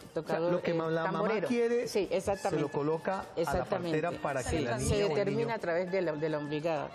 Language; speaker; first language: Spanish; native; Spanish